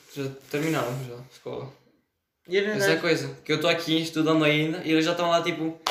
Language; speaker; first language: Portuguese; non-native, fluent; Spanish